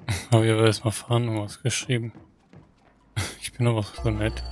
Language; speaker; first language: German; native; German